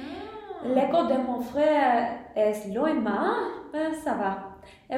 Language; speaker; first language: French; non-native, learner; English